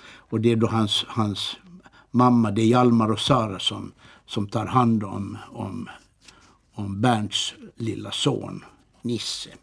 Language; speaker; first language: Swedish; native; Swedish